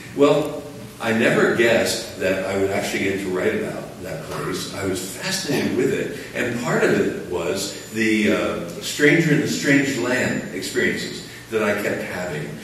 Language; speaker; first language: English; native; English